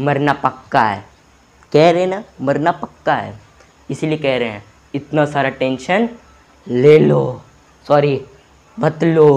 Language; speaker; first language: Hindi; native; Hindi